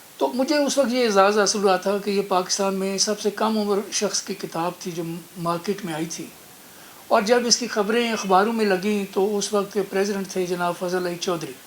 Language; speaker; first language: Urdu; non-native, local second language; Punjabi